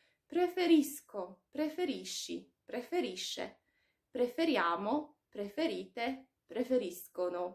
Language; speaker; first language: Italian; non-native, fluent; Polish